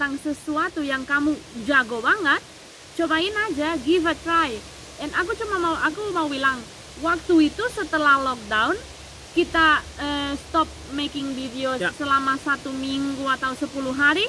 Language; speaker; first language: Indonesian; non-native, fluent; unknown